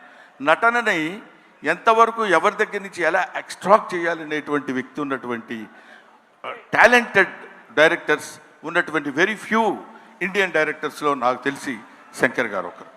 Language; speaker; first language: Telugu; native; Telugu